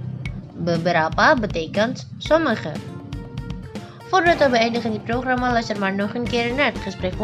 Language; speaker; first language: Dutch; non-native, fluent; Indonesian